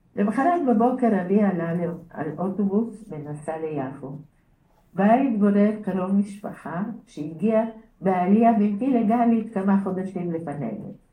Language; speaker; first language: Hebrew; early bilingual, other home language; Bulgarian